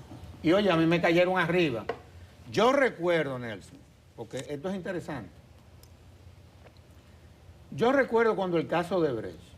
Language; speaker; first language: Spanish; native; Spanish